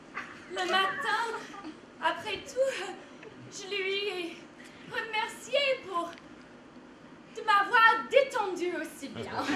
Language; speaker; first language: French; non-native, fluent; English